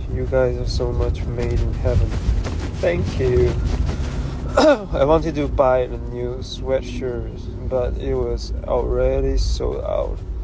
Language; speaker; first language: English; non-native, learner; Chinese